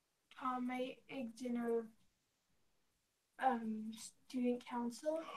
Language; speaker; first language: Irish; non-native, learner; English